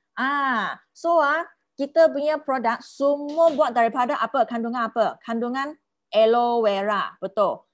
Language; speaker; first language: Malay; non-native, local second language; Chinese